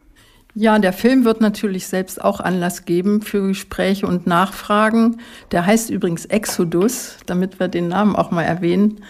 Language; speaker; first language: German; native; German